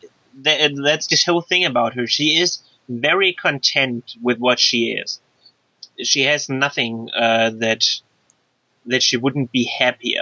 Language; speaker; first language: English; non-native, fluent; German